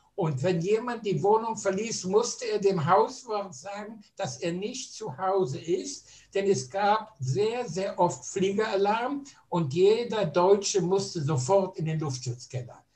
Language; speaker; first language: German; native; German